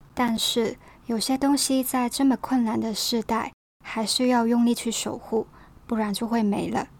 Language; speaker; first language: Chinese; non-native, local second language; Cantonese